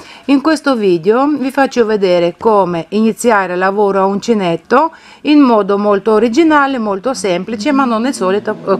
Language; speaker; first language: Italian; non-native, fluent; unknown